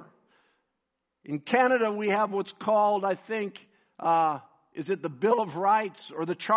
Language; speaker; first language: English; native; English